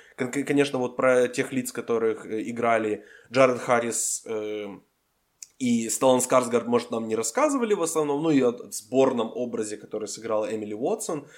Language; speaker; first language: Russian; native; Russian